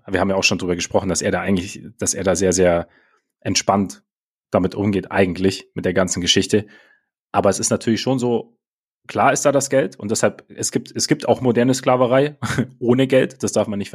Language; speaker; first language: German; native; German